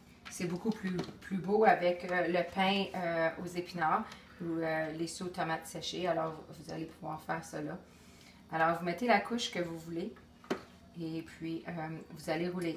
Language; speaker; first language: French; native; French